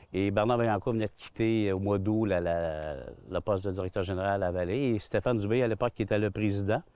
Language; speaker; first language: French; native; French